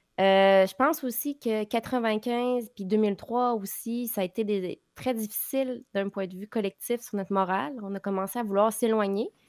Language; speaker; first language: French; native; French